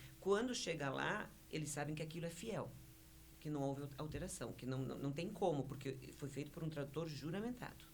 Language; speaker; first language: Portuguese; early bilingual, other home language; Spanish